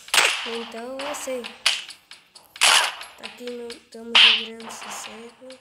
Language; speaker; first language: Portuguese; early bilingual, heritage; Portuguese